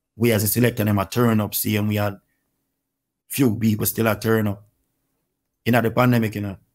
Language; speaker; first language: English; non-native, local second language; Jamaican Creole English